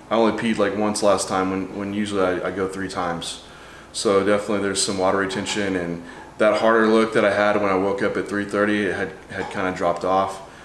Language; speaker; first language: English; native; English